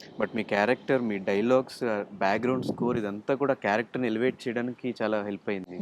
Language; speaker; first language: Telugu; native; Telugu